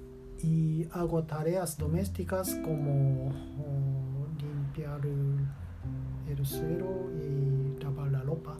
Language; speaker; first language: Spanish; non-native, learner; Japanese